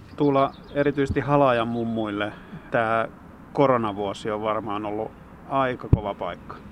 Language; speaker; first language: Finnish; native; Finnish